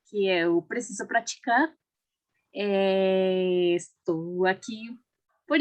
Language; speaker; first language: Portuguese; non-native, learner; Spanish